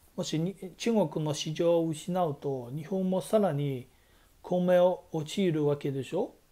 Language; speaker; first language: Japanese; non-native, fluent; Chinese